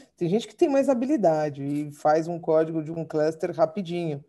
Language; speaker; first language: Portuguese; native; Portuguese